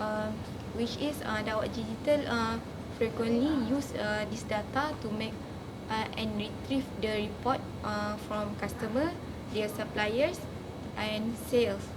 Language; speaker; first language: English; non-native, learner; Malay